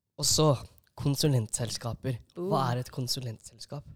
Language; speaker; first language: Norwegian; native; Norwegian